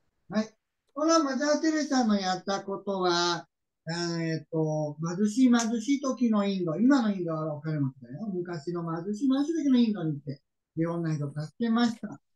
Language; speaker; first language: Japanese; native; Japanese